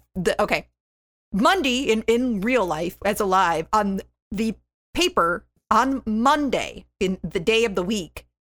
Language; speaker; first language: English; native; English